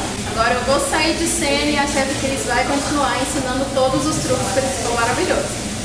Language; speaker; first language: Portuguese; native; Portuguese